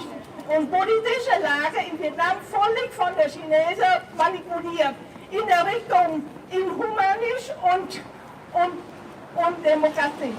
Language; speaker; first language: German; non-native, learner; Vietnamese